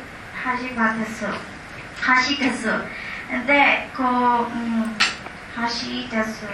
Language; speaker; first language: Japanese; non-native, learner; Burmese